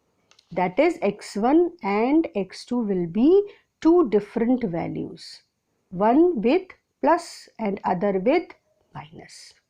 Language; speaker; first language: English; non-native, local second language; Hindi